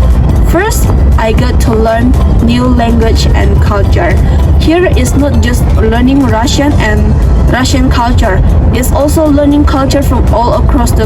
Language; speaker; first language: English; non-native, learner; Indonesian